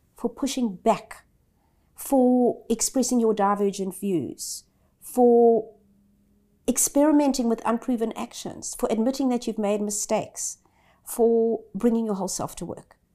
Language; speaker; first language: English; native; English